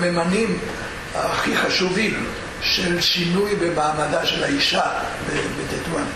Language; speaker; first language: Hebrew; non-native, fluent; Spanish